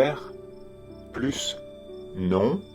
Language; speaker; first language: French; native; French